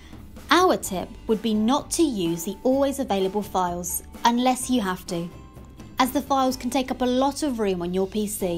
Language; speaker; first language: English; native; English